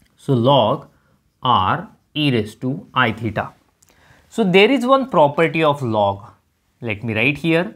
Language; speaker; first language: English; non-native, local second language; Marathi